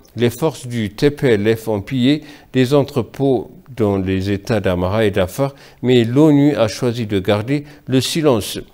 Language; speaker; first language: French; non-native, fluent; Amharic